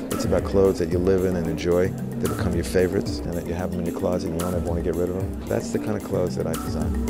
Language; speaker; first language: English; native; English